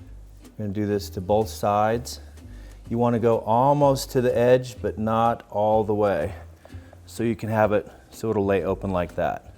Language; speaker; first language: English; native; English